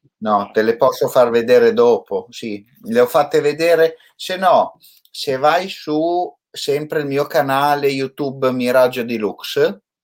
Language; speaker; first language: Italian; native; Italian